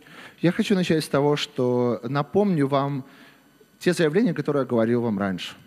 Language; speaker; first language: Russian; native; Russian